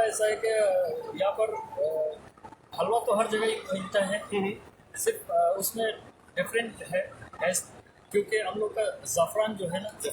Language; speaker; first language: Hindi; non-native, fluent; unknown